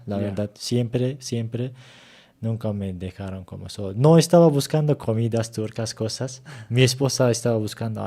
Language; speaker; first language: Spanish; non-native, learner; Turkish